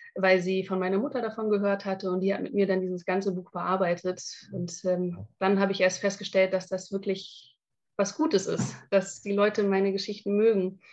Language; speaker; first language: German; native; German